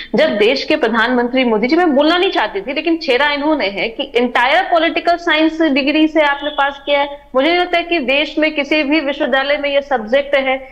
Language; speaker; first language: Hindi; native; Hindi